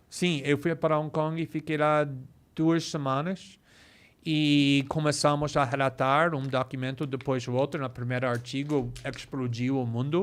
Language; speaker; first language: Portuguese; non-native, fluent; English